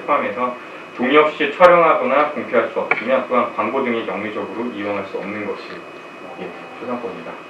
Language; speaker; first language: Korean; native; Korean